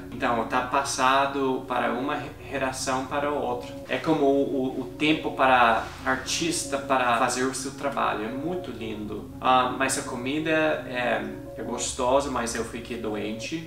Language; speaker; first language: Portuguese; non-native, fluent; English